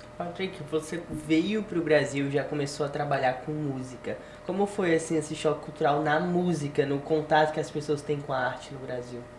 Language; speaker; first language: Portuguese; native; Portuguese